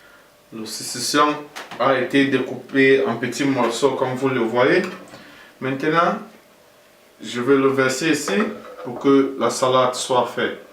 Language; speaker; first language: French; non-native, fluent; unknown